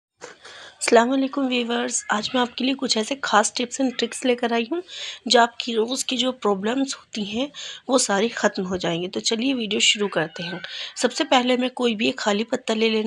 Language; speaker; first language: Hindi; native; Hindi